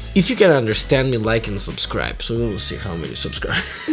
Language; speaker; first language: English; non-native, fluent; Serbian